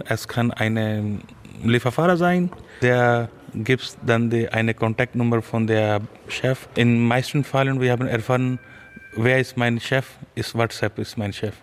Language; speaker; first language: German; non-native, learner; Urdu